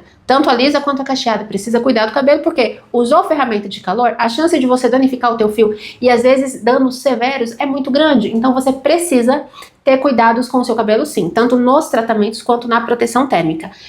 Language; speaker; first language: Portuguese; native; Portuguese